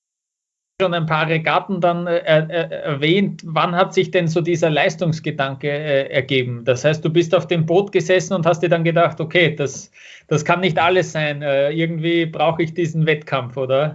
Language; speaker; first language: German; native; German